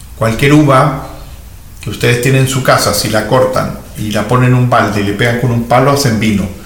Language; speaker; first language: Spanish; native; Spanish